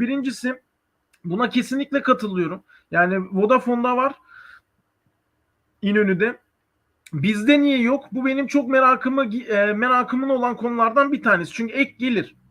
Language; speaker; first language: Turkish; native; Turkish